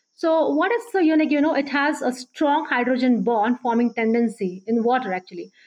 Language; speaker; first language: English; non-native, local second language; Marathi